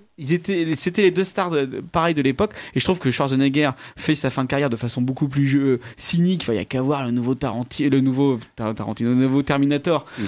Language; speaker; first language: French; native; French